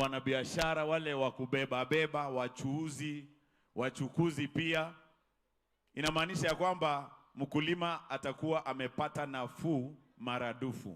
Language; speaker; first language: Swahili; non-native, local second language; Meru